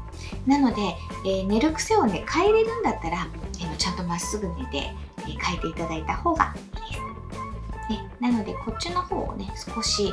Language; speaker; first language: Japanese; native; Japanese